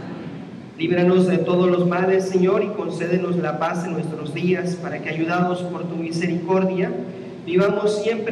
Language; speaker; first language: Spanish; native; Spanish